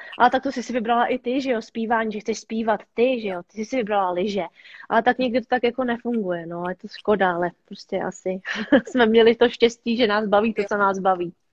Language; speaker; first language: Czech; native; Czech